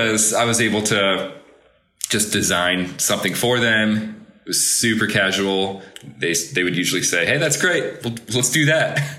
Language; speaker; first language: English; native; English